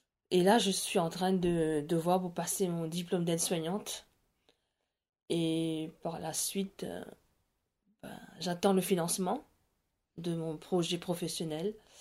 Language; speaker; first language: French; non-native, local second language; Morisyen